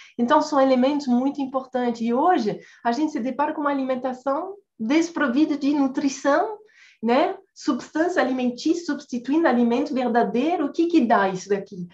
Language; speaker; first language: Portuguese; non-native, fluent; French